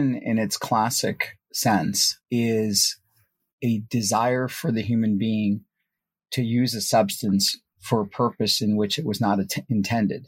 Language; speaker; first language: English; native; English